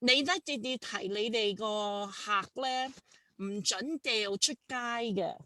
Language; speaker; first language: Cantonese; early bilingual, heritage; Cantonese